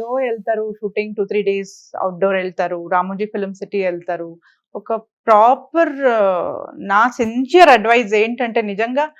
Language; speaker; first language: Telugu; native; Telugu